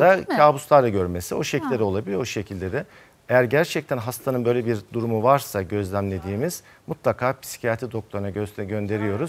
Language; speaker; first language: Turkish; native; Turkish